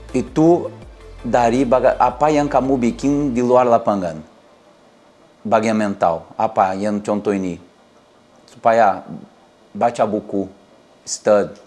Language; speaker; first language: Indonesian; non-native, learner; Portuguese